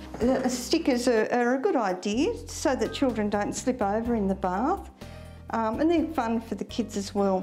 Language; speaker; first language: English; native; English